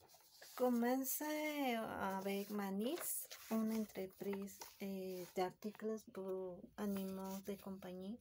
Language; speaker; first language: French; non-native, learner; Spanish